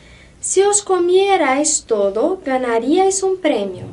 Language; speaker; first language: Spanish; non-native, fluent; Portuguese